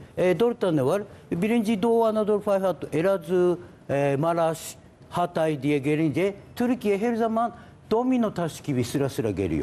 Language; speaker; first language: Turkish; non-native, learner; Japanese